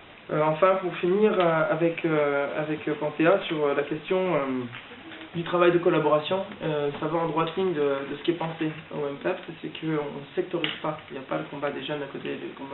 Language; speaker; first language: French; native; French